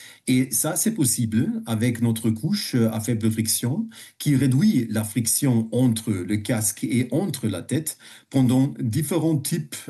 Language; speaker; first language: French; non-native, fluent; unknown